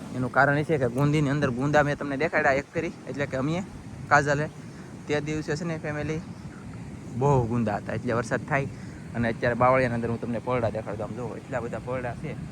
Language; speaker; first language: Gujarati; native; Gujarati